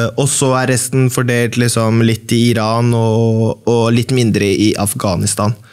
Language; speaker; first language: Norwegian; early bilingual, other home language; Baluchi